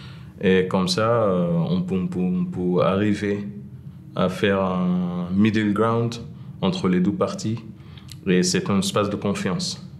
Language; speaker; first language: French; non-native, fluent; Arabic